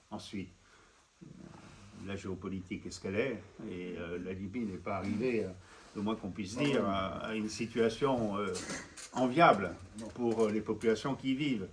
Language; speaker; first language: French; native; French